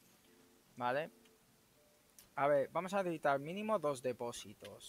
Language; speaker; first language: Spanish; native; Spanish